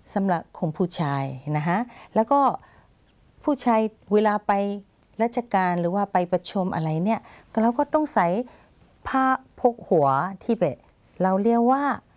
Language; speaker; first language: Thai; non-native, fluent; Burmese